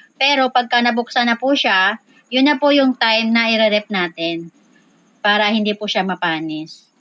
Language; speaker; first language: Filipino; native; Filipino